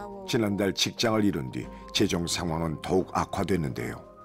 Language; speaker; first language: Korean; native; Korean